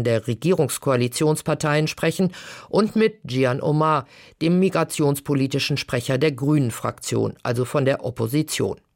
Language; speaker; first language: German; native; German